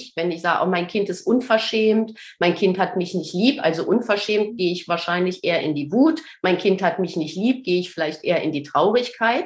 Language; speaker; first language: German; native; German